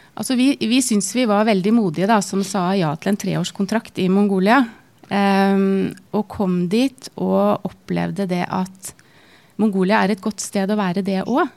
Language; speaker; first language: Norwegian; native; Norwegian